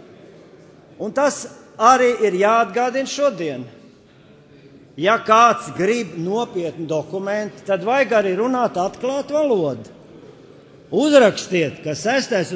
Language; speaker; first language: Latvian; native; Latvian